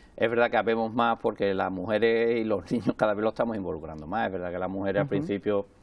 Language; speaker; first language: Spanish; native; Spanish